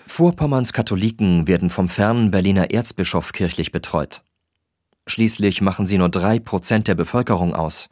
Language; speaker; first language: German; native; German